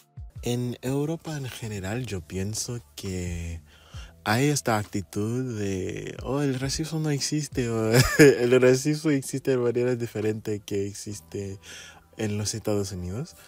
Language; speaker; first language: Spanish; non-native, fluent; English